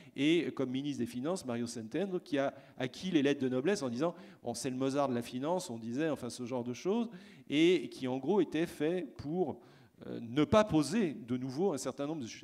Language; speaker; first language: French; native; French